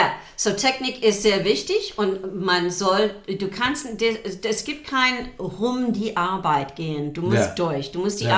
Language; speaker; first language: German; non-native, fluent; English